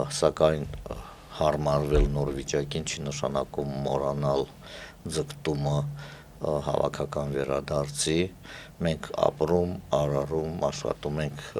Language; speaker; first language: Armenian; native; Armenian